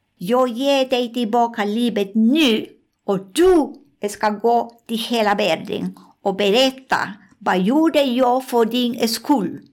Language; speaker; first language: Swedish; non-native, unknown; Spanish